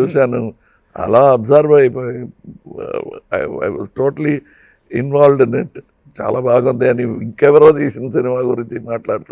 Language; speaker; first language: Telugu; non-native, local second language; Tamil